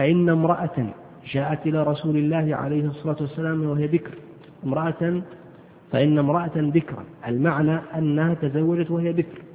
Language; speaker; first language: Arabic; native; Arabic